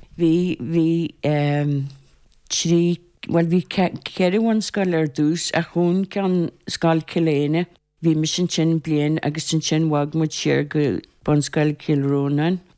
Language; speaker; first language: Irish; native; Irish